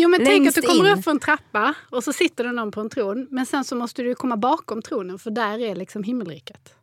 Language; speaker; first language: Swedish; native; Swedish